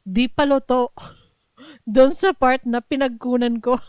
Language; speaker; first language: Filipino; non-native, local second language; Cebuano